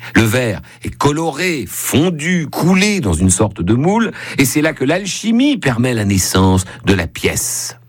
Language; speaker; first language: French; native; French